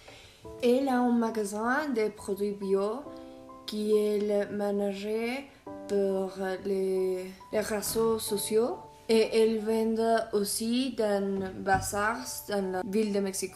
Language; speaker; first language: French; non-native, learner; Spanish